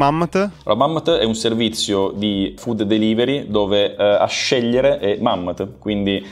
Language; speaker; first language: Italian; native; Italian